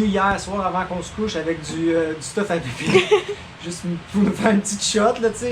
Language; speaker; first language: French; native; French